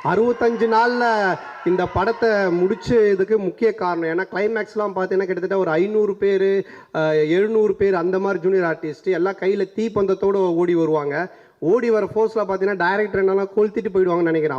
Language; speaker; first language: Tamil; native; Tamil